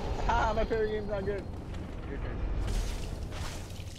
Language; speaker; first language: English; native; English